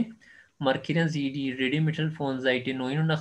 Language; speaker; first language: German; non-native, fluent; Urdu